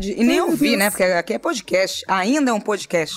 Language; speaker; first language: Portuguese; native; Portuguese